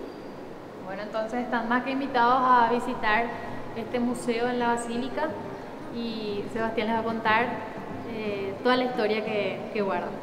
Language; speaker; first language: Spanish; native; Spanish